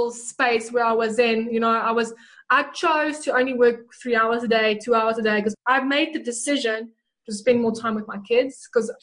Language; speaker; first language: English; non-native, local second language; Afrikaans